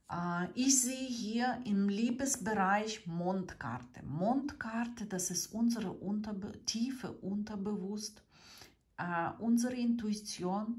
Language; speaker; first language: German; non-native, fluent; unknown